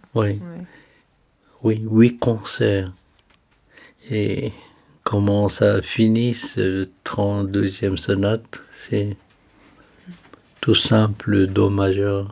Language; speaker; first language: French; non-native, fluent; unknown